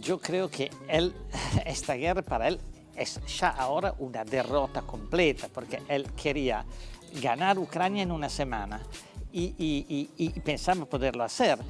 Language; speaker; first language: Spanish; non-native, fluent; Italian